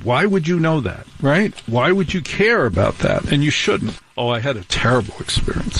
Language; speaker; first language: English; native; English